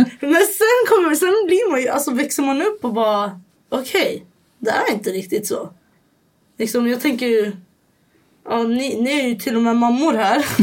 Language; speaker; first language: Swedish; early bilingual, other home language; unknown